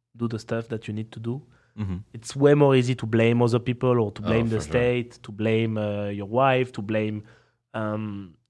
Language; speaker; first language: English; non-native, fluent; French